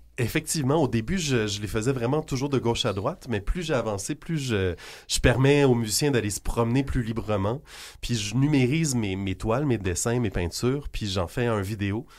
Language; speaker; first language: French; native; French